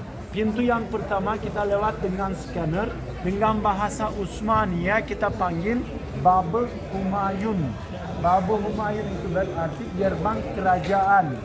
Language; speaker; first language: Indonesian; non-native, fluent; Turkish